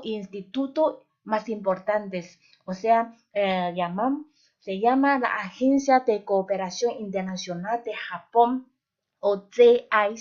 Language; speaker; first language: Spanish; non-native, fluent; Chinese